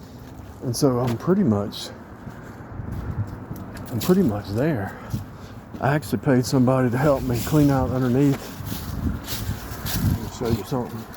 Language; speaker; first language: English; native; English